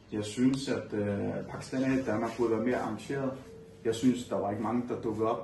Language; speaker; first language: Danish; early bilingual, other home language; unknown